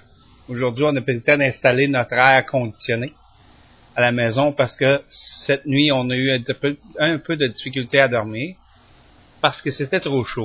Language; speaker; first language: French; native; French